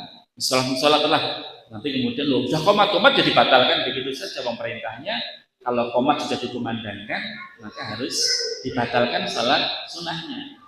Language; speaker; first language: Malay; non-native, local second language; Javanese